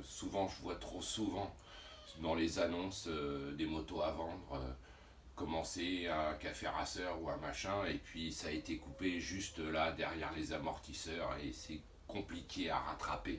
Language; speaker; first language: French; native; French